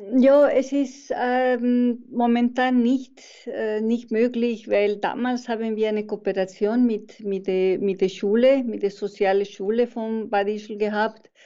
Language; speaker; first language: German; non-native, fluent; Spanish